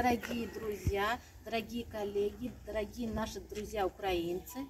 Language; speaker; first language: Russian; non-native, fluent; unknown